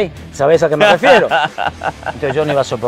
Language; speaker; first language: Spanish; native; Spanish